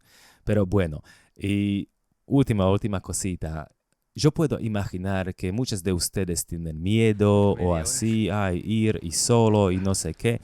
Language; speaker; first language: Spanish; non-native, learner; Slovak